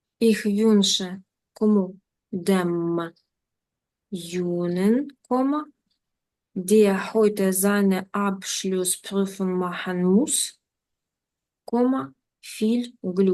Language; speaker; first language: German; non-native, fluent; Ukrainian